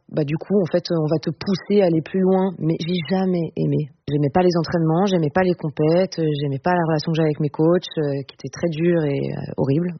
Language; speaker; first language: French; native; French